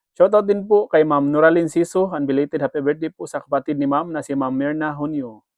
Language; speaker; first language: Filipino; non-native, local second language; Cebuano